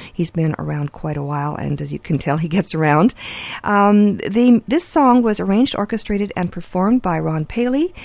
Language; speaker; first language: English; early bilingual, other home language; Ukrainian